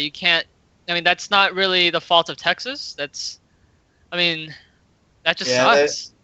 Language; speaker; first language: English; native; English